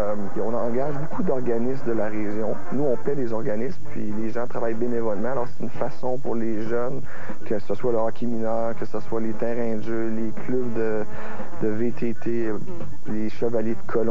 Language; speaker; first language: French; native; French